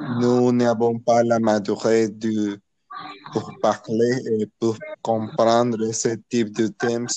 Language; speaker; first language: French; non-native, learner; Spanish